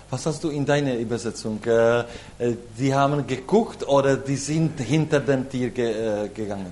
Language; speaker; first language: German; non-native, learner; Czech